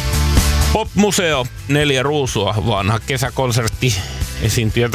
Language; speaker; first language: Finnish; native; Finnish